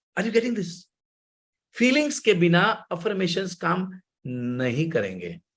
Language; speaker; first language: Hindi; non-native, local second language; Gujarati